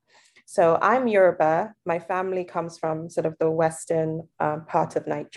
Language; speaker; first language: English; non-native, local second language; Yoruba